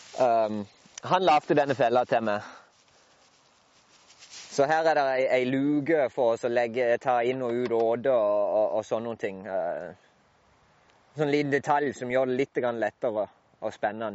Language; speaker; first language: Norwegian; native; Norwegian